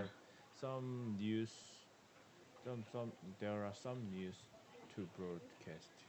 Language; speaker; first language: English; non-native, learner; Korean